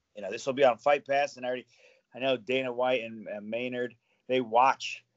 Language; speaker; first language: English; native; English